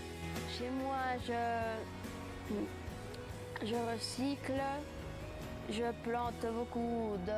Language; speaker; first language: French; non-native, fluent; Spanish